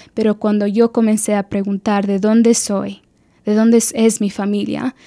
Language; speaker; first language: Spanish; early bilingual, heritage; Spanish